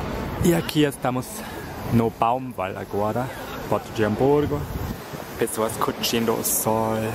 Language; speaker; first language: Portuguese; non-native, fluent; German